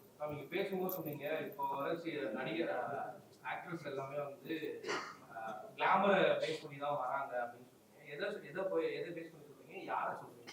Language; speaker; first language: Tamil; native; Tamil